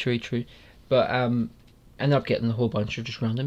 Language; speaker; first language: English; native; English